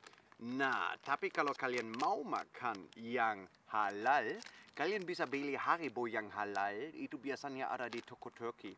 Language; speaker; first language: Indonesian; non-native, fluent; German